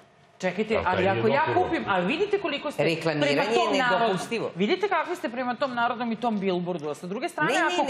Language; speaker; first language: Serbian; native; Serbian